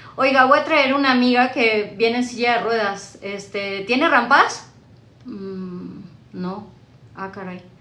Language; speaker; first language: Spanish; native; Spanish